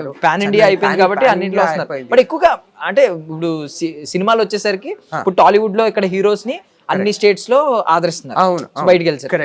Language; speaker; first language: Telugu; native; Telugu